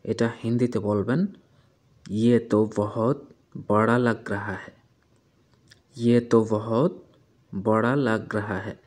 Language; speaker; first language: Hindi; non-native, fluent; Bangla